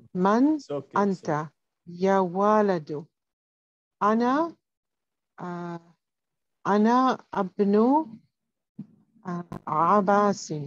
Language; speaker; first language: Arabic; non-native, learner; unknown